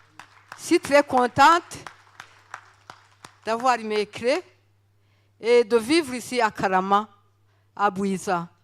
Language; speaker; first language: French; non-native, local second language; Kinyarwanda